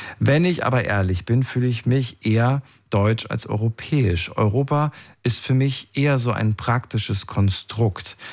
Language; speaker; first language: German; native; German